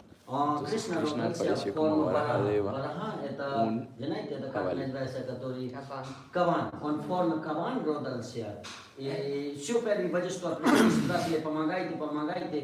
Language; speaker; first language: Russian; non-native, learner; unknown